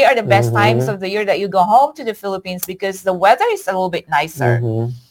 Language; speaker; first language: English; non-native, local second language; Iloko